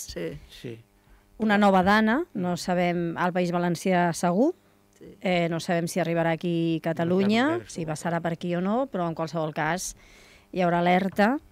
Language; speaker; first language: Catalan; native; Catalan